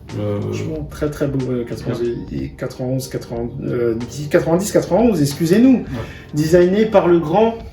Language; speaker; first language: French; native; French